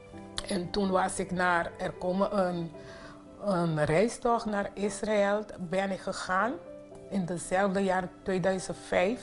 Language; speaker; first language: Dutch; non-native, local second language; Papiamento